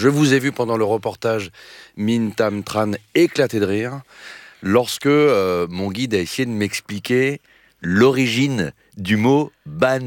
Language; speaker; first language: French; native; French